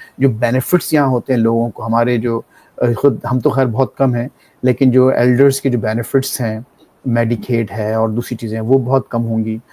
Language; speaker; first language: Urdu; native; Urdu